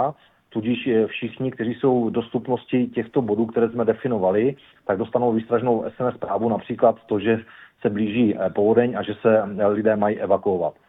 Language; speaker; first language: Czech; native; Czech